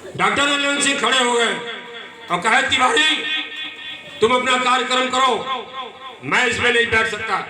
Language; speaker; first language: Hindi; native; Hindi